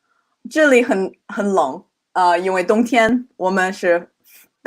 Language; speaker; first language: Chinese; non-native, fluent; English